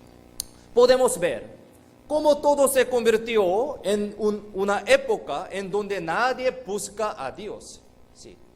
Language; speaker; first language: Spanish; non-native, fluent; Korean